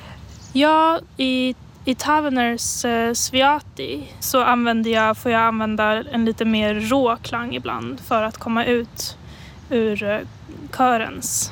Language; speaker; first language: Swedish; native; Swedish